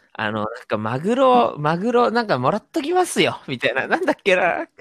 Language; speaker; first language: Japanese; native; Japanese